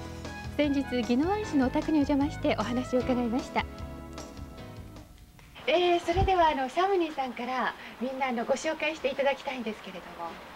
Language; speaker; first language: Japanese; native; Japanese